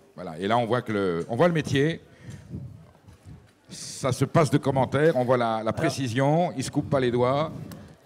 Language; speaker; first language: French; native; French